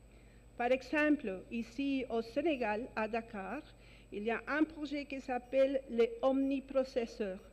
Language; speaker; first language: French; non-native, fluent; Spanish